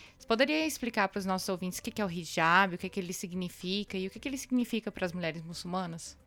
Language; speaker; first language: Portuguese; native; Portuguese